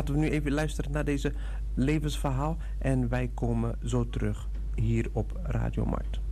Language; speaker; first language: Dutch; non-native, fluent; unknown